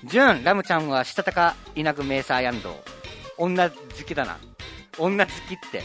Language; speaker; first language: Japanese; native; Japanese